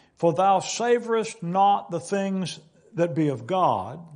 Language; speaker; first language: English; native; English